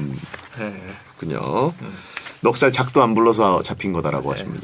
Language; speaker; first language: Korean; native; Korean